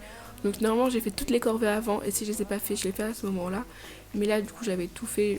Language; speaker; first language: French; native; French